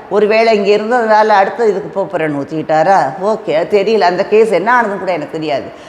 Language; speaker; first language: Tamil; non-native, local second language; Telugu